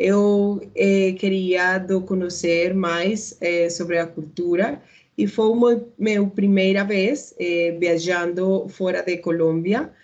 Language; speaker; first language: Portuguese; non-native, learner; Spanish